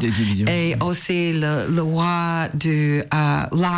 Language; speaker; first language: French; non-native, learner; English